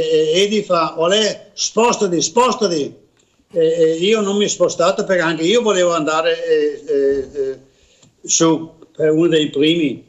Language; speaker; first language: Italian; non-native, learner; Danish